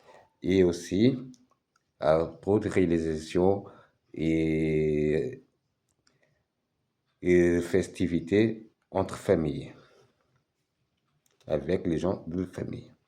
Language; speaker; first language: French; non-native, fluent; Portuguese